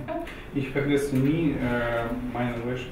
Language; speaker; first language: German; non-native, learner; Russian